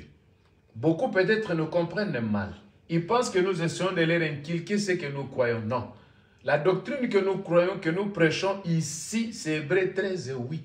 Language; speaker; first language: French; non-native, local second language; Lingala